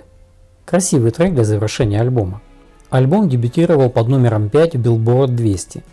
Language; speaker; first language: Russian; native; Russian